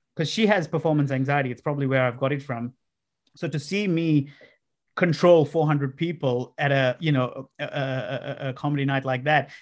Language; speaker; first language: English; non-native, local second language; Sinhala